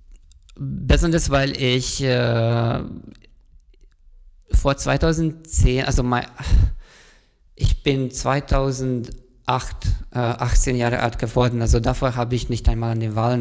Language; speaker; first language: German; non-native, fluent; Hungarian